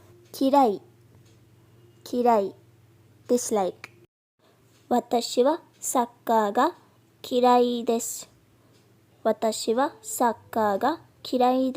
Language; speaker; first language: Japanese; non-native, fluent; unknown